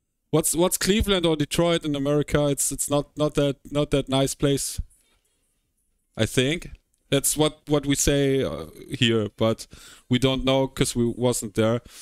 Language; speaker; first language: English; non-native, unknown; German